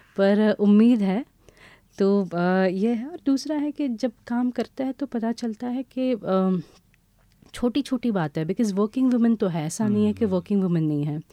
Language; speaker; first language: Hindi; non-native, local second language; Gujarati